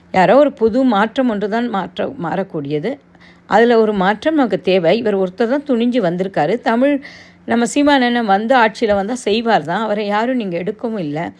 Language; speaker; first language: Tamil; non-native, local second language; Telugu